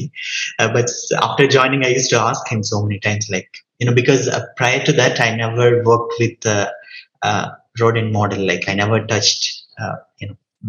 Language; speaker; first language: English; non-native, local second language; Telugu